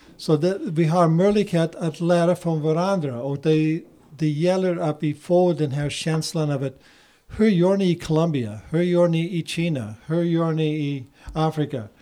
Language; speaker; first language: Swedish; non-native, fluent; English